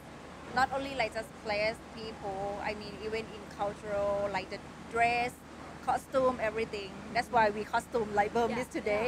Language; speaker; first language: English; non-native, fluent; Thai